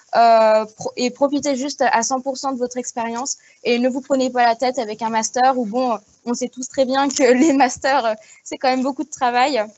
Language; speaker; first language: French; native; French